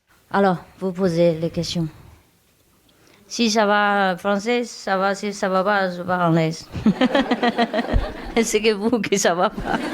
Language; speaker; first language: French; non-native, learner; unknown